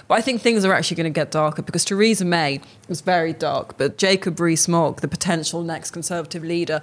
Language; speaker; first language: English; native; English